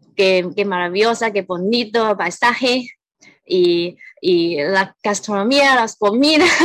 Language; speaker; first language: Spanish; non-native, learner; Cantonese